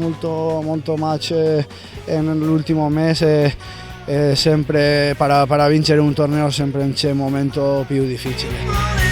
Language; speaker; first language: Italian; non-native, learner; Spanish